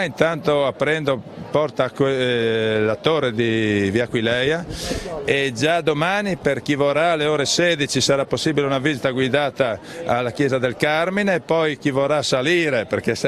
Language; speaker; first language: Italian; native; Italian